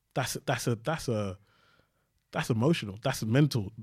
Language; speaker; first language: English; early bilingual, other home language; Yoruba